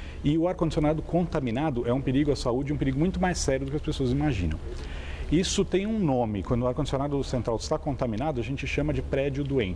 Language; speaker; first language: Portuguese; native; Portuguese